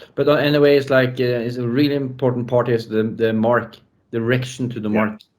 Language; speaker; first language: English; non-native, fluent; Norwegian